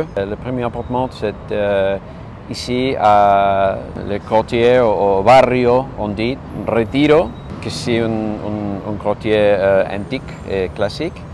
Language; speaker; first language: French; non-native, learner; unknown